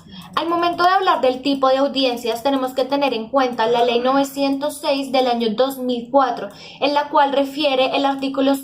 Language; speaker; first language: Spanish; native; Spanish